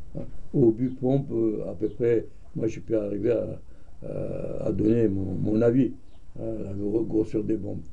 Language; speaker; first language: French; non-native, fluent; Armenian